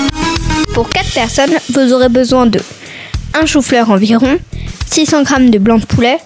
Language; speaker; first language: French; native; French